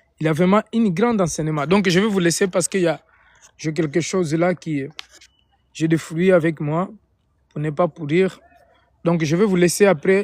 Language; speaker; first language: French; non-native, fluent; Portuguese